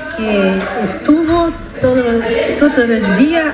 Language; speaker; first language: Spanish; non-native, learner; Portuguese